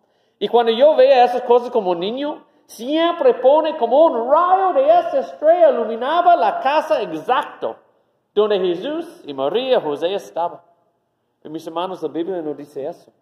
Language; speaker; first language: Spanish; non-native, fluent; English